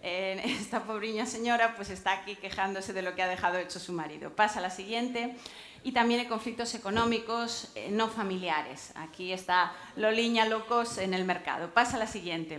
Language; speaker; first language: Spanish; native; Spanish